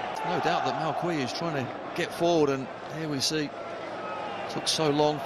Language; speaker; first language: English; native; English